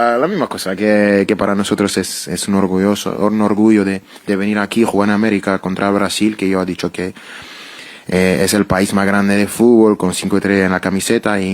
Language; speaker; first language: Spanish; non-native, fluent; French